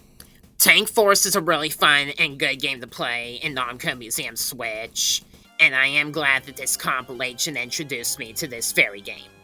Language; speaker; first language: English; native; English